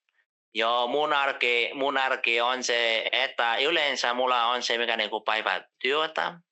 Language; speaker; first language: Finnish; non-native, fluent; Vietnamese